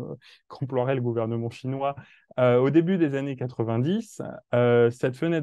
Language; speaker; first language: French; native; French